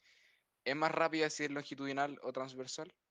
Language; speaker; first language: Spanish; native; Spanish